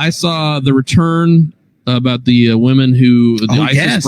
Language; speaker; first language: English; native; English